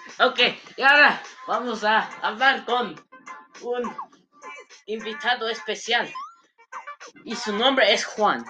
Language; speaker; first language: Spanish; non-native, learner; English